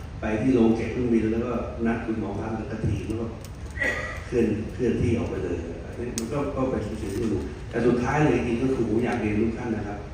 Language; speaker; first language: Thai; native; Thai